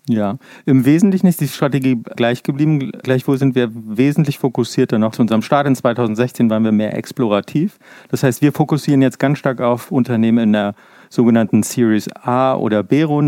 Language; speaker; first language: German; native; German